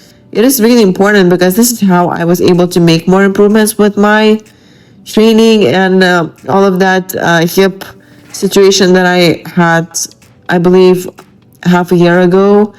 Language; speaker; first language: English; non-native, fluent; Lithuanian